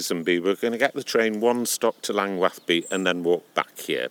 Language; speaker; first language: English; native; English